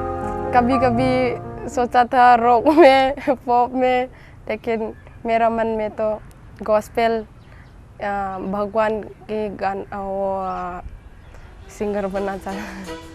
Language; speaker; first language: Hindi; non-native, local second language; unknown